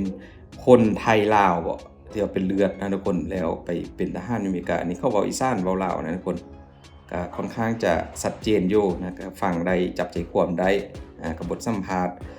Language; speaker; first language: Thai; non-native, local second language; Lao